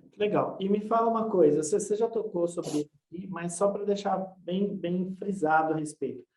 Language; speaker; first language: Portuguese; native; Portuguese